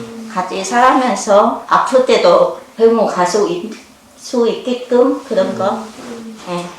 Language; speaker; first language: Korean; non-native, learner; Vietnamese